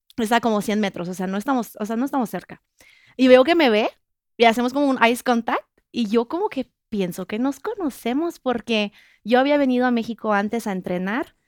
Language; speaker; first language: Spanish; non-native, fluent; French